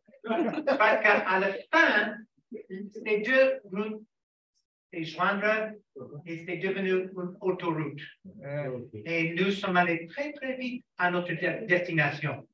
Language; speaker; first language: French; non-native, fluent; English